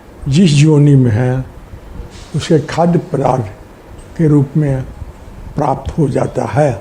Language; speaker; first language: Hindi; native; Hindi